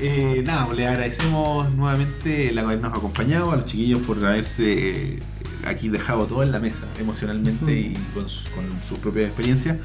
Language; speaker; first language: Spanish; native; Spanish